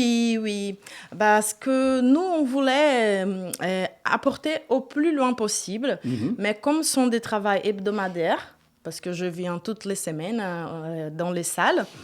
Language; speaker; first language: French; non-native, fluent; Portuguese